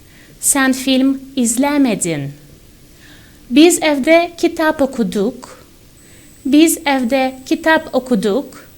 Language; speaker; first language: Turkish; non-native, fluent; Russian